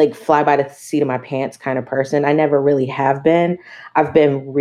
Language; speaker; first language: English; native; English